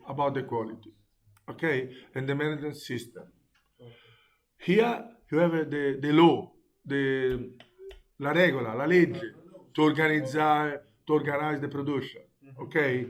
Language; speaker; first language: English; non-native, learner; Italian